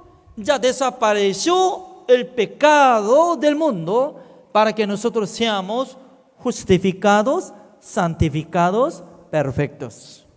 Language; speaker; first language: Spanish; non-native, fluent; Korean